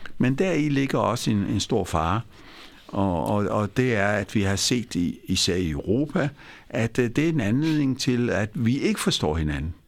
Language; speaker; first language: Danish; non-native, fluent; Hindi